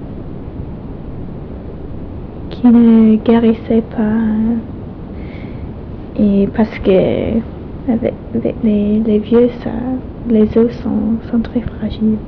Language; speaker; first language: French; non-native, fluent; English